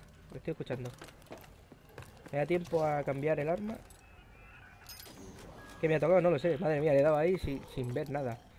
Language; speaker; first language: Spanish; native; Spanish